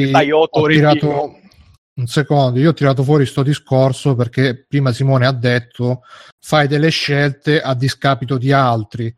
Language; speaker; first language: Italian; native; Italian